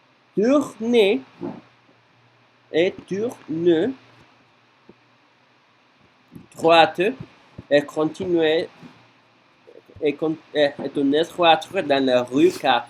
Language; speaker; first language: French; non-native, learner; Spanish